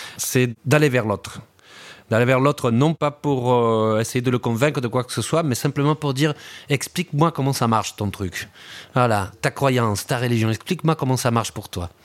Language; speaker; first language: French; early bilingual, other home language; Spanish